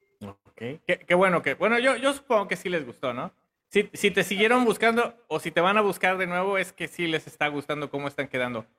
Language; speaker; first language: Spanish; native; Spanish